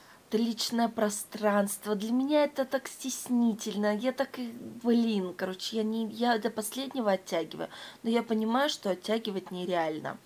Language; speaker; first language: Russian; native; Russian